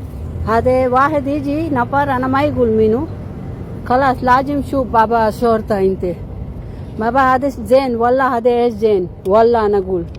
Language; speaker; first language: Arabic; non-native, learner; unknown